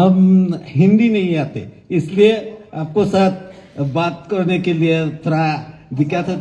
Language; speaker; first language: Hindi; non-native, learner; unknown